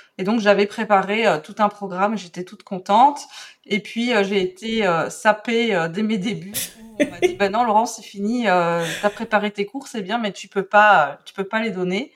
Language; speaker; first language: French; native; French